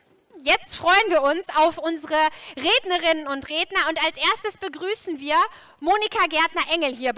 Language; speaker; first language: German; native; German